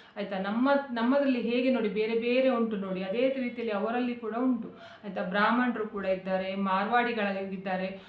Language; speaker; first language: Kannada; native; Kannada